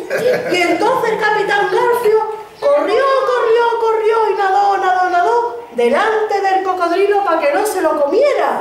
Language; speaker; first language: Spanish; native; Spanish